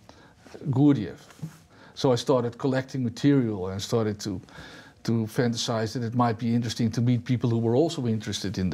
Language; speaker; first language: English; non-native, fluent; Dutch